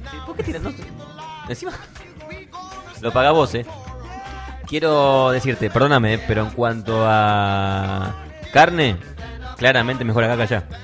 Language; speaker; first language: Spanish; native; Spanish